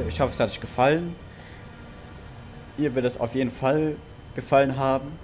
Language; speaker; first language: German; native; German